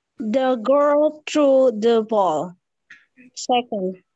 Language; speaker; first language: English; non-native, learner; Indonesian